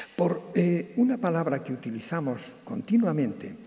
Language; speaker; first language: Spanish; native; Spanish